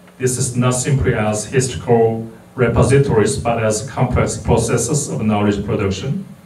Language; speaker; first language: English; non-native, fluent; Korean